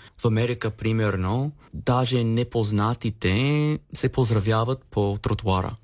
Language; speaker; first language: Bulgarian; non-native, fluent; English